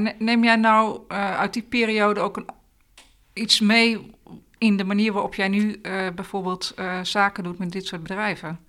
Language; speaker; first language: Dutch; native; Dutch